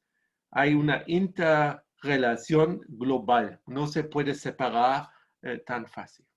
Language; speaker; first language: Spanish; non-native, fluent; German